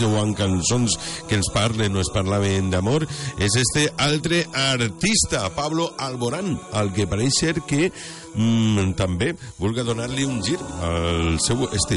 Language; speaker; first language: Catalan; native; Catalan